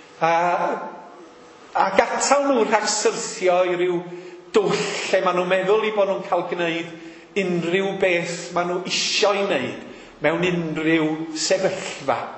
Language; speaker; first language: Welsh; native; Welsh